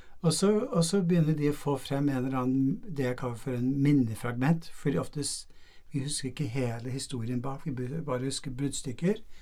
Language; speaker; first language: Norwegian; non-native, fluent; English